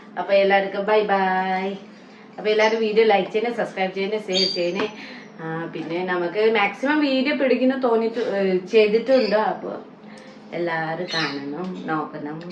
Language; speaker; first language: Malayalam; non-native, learner; Nepali